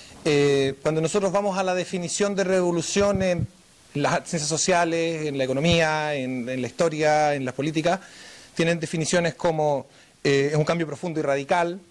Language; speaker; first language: Spanish; native; Spanish